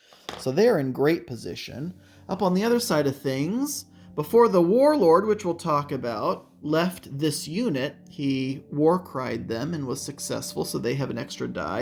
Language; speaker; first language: English; native; English